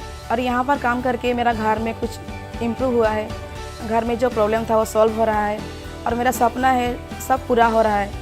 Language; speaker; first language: Hindi; non-native, local second language; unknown